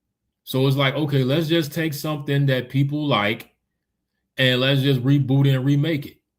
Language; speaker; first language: English; native; English